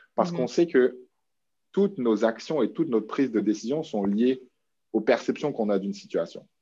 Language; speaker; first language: French; native; French